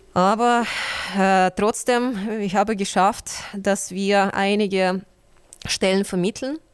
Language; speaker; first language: German; non-native, fluent; Ukrainian